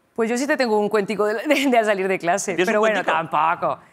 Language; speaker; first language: Spanish; native; Spanish